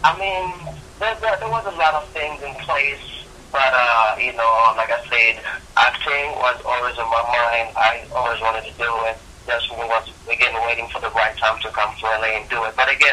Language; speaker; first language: English; non-native, local second language; Ganda